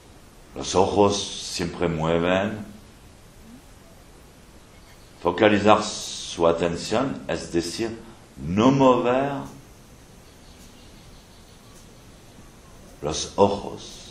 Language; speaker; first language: Spanish; non-native, fluent; French